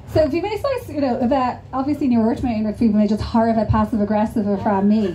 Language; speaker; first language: Irish; non-native, local second language; English